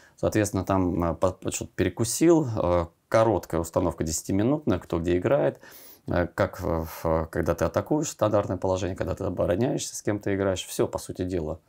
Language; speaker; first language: Russian; native; Russian